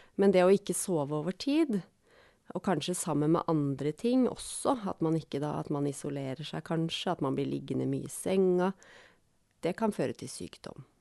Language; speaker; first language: Norwegian; native; Norwegian